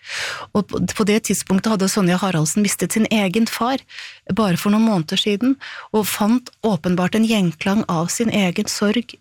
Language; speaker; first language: Norwegian; native; Norwegian